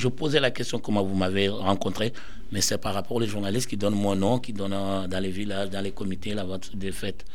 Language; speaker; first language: French; non-native, local second language; Soninke